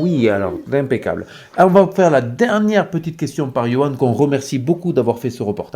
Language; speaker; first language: French; native; French